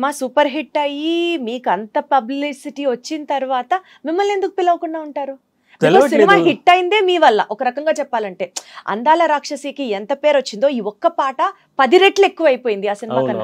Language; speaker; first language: Telugu; native; Telugu